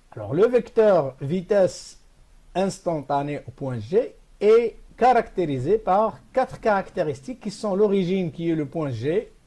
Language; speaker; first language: French; non-native, local second language; Arabic